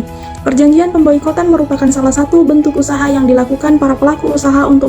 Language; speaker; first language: Indonesian; native; Indonesian